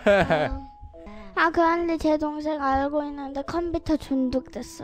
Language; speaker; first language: Korean; early bilingual, other home language; Russian